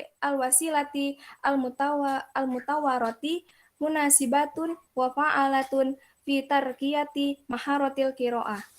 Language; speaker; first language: Arabic; non-native, learner; Indonesian